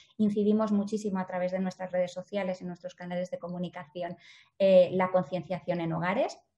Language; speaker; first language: Spanish; native; Spanish